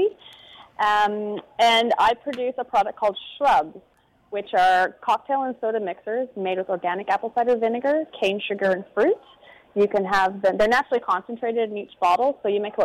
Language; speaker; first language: English; native; English